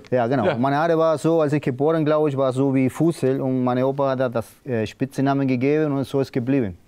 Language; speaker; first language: German; non-native, learner; Spanish